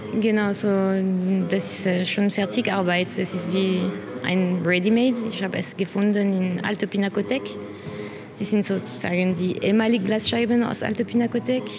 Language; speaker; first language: German; non-native, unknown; French